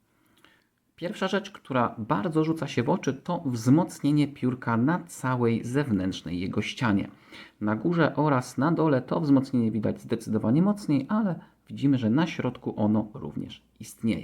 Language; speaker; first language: Polish; native; Polish